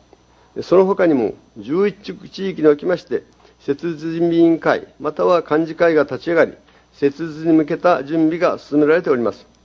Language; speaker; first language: Japanese; native; Japanese